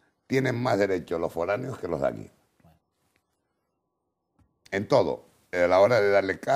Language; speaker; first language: Spanish; native; Spanish